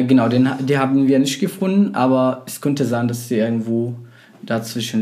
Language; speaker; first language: German; non-native, fluent; Arabic